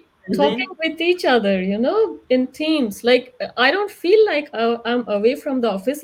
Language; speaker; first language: English; non-native, local second language; Hindi